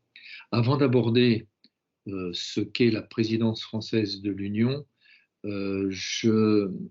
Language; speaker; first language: French; native; French